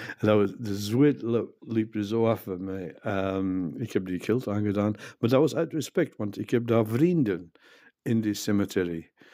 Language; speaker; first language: Dutch; non-native, fluent; English